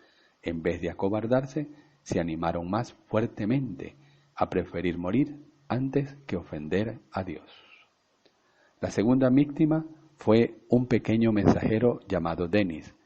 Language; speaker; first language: Spanish; native; Spanish